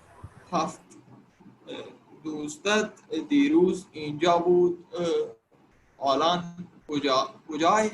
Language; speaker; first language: Persian; non-native, learner; Urdu